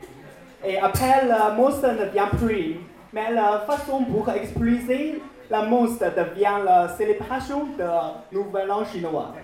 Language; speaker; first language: French; non-native, learner; Chinese